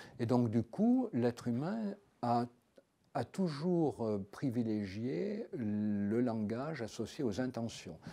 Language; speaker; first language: French; native; French